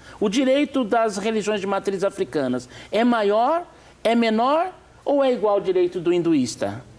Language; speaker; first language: Portuguese; native; Portuguese